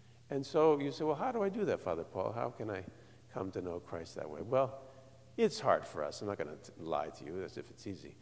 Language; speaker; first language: English; native; English